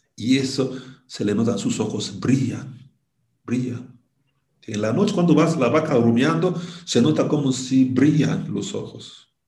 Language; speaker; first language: Spanish; non-native, fluent; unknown